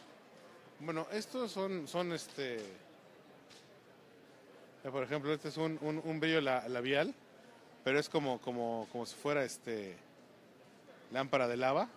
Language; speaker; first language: Spanish; native; Spanish